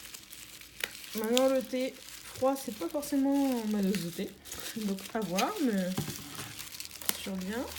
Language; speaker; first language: French; native; French